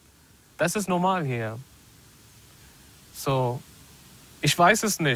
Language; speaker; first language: German; non-native, learner; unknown